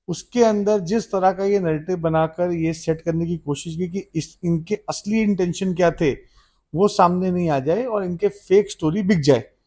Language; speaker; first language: Hindi; native; Hindi